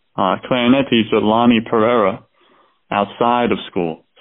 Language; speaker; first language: English; native; English